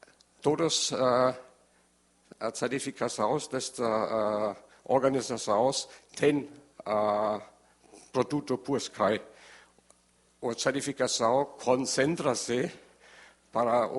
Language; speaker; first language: Portuguese; non-native, learner; German